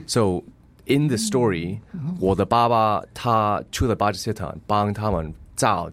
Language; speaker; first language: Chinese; early bilingual, heritage; English